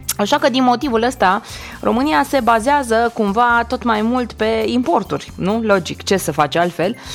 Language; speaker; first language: Romanian; native; Romanian